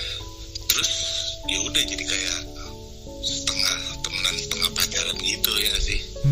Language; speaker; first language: Indonesian; native; Indonesian